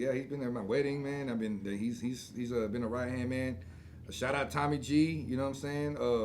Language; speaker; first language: English; native; English